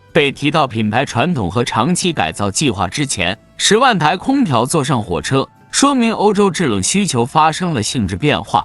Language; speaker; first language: Chinese; native; Chinese